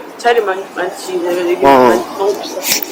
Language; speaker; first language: Korean; non-native, learner; Uzbek